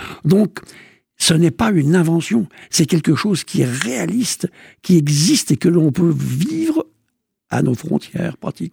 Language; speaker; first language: French; native; French